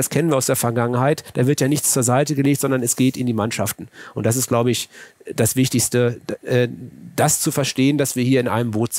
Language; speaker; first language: German; native; German